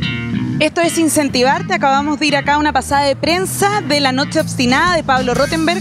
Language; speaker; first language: Spanish; native; Spanish